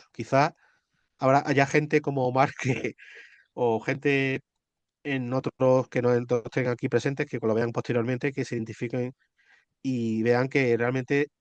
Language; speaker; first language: Spanish; native; Spanish